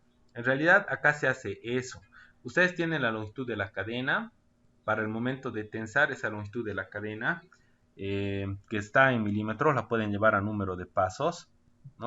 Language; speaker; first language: Spanish; native; Spanish